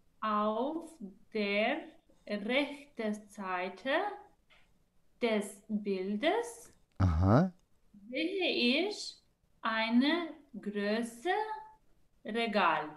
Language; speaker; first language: German; non-native, learner; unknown